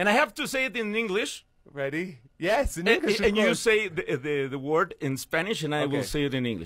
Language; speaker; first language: English; non-native, fluent; Spanish